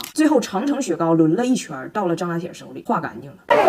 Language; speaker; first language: Chinese; native; Chinese